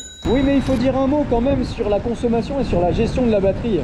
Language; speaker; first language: French; native; French